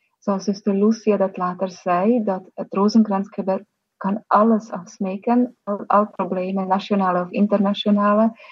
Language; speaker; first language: Dutch; non-native, fluent; Slovak